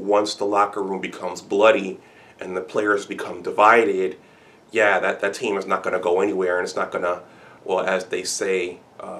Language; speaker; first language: English; native; English